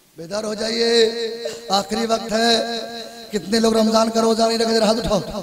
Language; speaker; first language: Hindi; non-native, local second language; Urdu